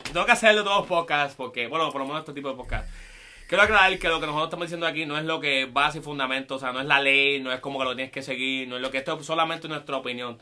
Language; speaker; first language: Spanish; early bilingual, heritage; Spanish